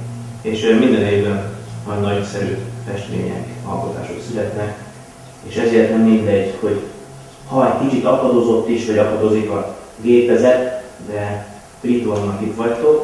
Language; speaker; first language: Hungarian; native; Hungarian